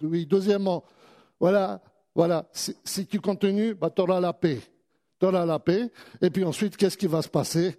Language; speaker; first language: French; native; French